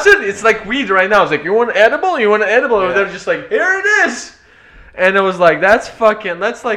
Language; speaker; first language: English; non-native, fluent; Ukrainian